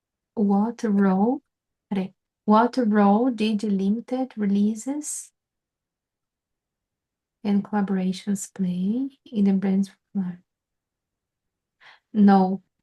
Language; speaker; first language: English; non-native, fluent; Portuguese